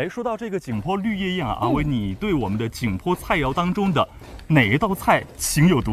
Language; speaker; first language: Chinese; native; Chinese